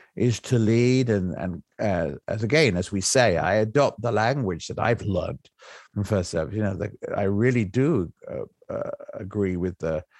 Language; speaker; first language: English; native; English